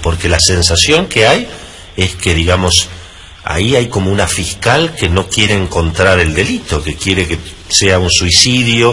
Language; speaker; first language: Spanish; native; Spanish